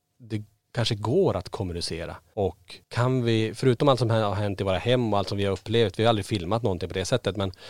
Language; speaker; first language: Swedish; native; Swedish